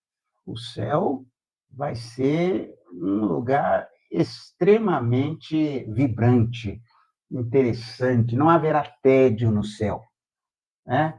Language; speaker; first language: Portuguese; native; Portuguese